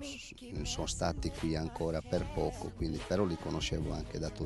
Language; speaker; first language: Italian; native; Italian